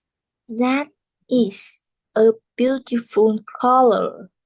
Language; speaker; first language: English; non-native, learner; Vietnamese